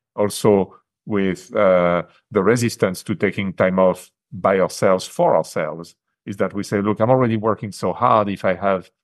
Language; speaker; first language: English; non-native, fluent; French